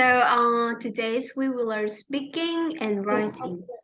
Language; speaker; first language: English; non-native, fluent; Vietnamese